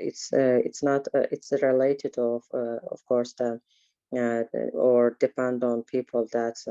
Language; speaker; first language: English; non-native, learner; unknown